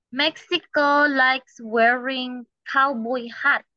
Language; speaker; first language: English; non-native, fluent; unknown